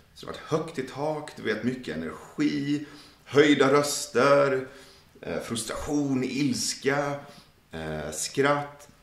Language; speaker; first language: Swedish; early bilingual, other home language; Persian